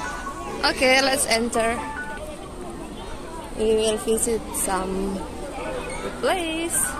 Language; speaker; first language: English; non-native, learner; Indonesian